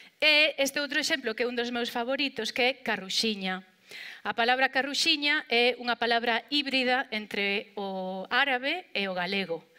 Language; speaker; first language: Galician; non-native, local second language; Spanish